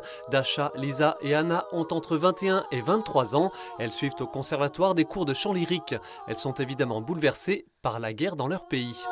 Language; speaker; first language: French; native; French